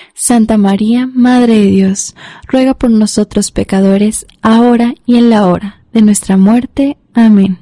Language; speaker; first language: Spanish; native; Spanish